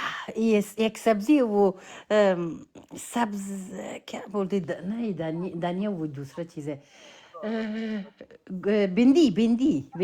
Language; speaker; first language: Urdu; non-native, fluent; Persian